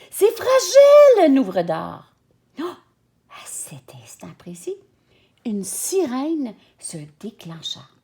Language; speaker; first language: French; native; French